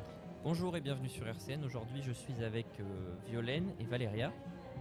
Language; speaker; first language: French; native; French